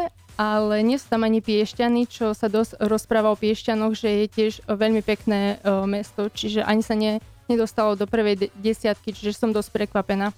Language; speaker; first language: Slovak; native; Slovak